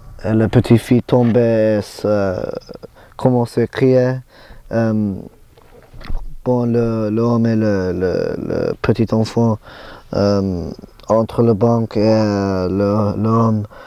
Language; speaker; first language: French; non-native, learner; English